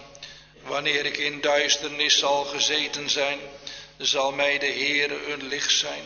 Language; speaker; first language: Dutch; native; Dutch